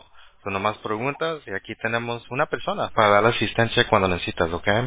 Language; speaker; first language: Spanish; early bilingual, heritage; Spanish